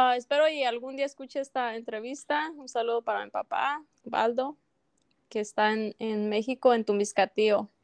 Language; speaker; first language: Spanish; native; Spanish